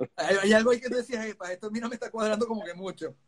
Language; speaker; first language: Spanish; native; Spanish